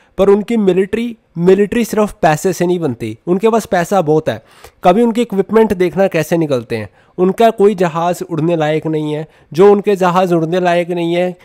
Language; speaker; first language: Hindi; native; Hindi